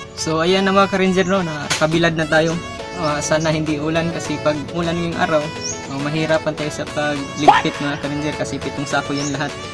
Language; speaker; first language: Filipino; non-native, local second language; Cebuano